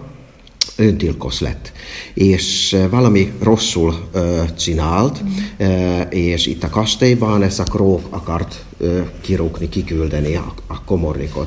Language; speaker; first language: Hungarian; non-native, fluent; Finnish